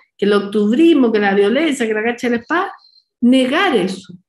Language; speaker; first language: Spanish; native; Spanish